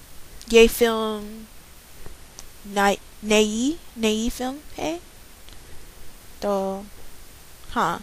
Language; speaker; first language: Hindi; non-native, learner; English